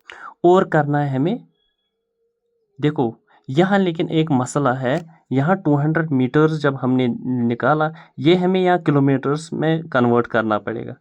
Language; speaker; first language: Hindi; non-native, local second language; Kashmiri